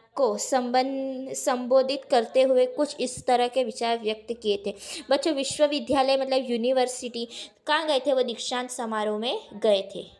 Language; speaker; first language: Hindi; non-native, local second language; Gujarati